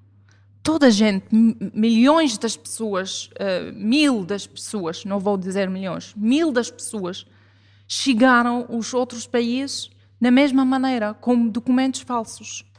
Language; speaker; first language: Portuguese; non-native, fluent; Arabic